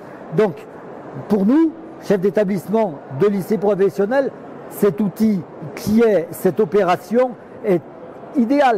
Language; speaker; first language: French; native; French